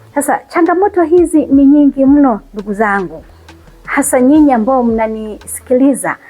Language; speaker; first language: Swahili; non-native, local second language; Kikuyu